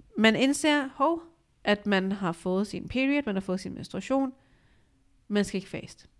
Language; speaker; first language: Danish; early bilingual, other home language; Urdu